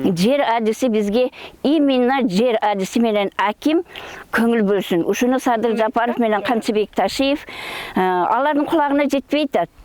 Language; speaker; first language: Kyrgyz; early bilingual, heritage; Kyrgyz